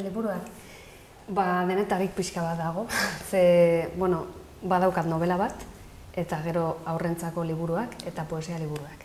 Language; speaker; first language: Basque; non-native, local second language; Spanish